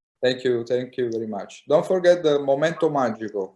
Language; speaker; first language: English; non-native, learner; Italian